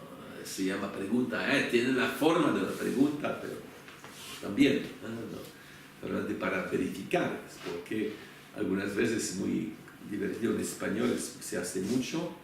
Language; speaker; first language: Spanish; non-native, fluent; French